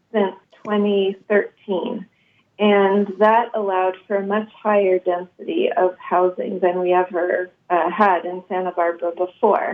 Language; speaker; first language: English; native; English